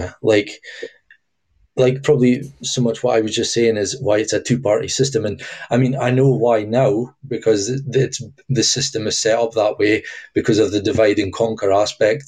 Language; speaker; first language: English; native; English